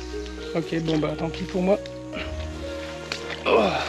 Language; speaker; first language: French; native; French